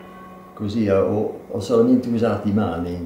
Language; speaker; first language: Italian; non-native, fluent; English